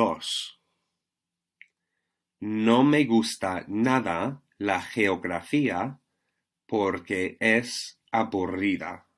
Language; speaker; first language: Spanish; non-native, fluent; English